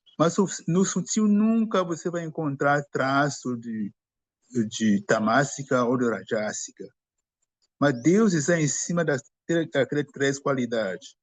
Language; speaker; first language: Portuguese; non-native, fluent; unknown